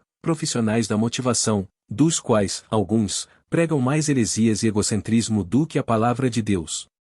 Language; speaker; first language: Portuguese; native; Portuguese